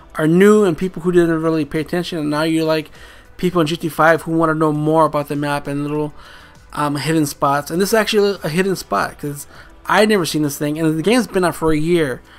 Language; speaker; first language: English; native; English